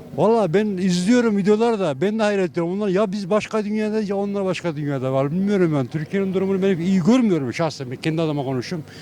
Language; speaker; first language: Turkish; native; Turkish